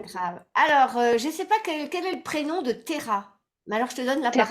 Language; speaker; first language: French; native; French